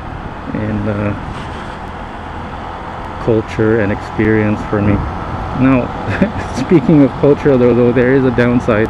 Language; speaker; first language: English; non-native, local second language; Filipino